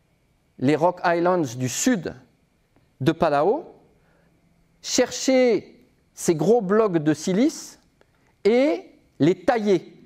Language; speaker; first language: French; native; French